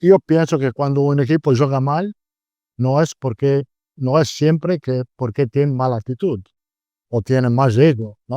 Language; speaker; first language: Spanish; non-native, fluent; Italian